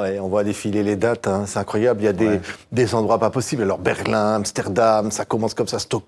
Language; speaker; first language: French; native; French